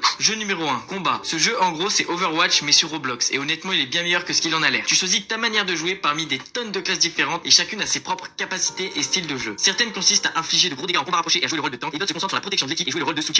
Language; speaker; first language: French; native; French